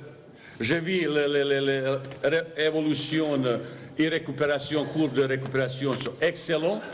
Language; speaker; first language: French; non-native, fluent; Bosnian